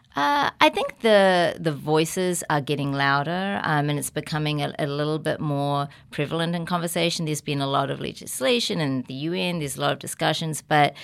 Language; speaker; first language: English; native; English